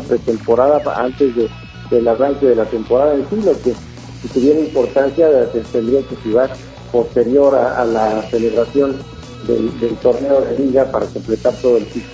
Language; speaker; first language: Spanish; native; Spanish